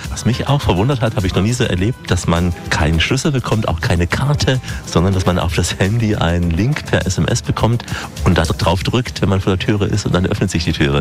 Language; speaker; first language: German; native; German